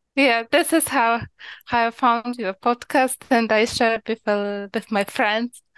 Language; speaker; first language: English; non-native, learner; Ukrainian